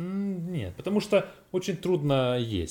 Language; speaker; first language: Russian; non-native, learner; English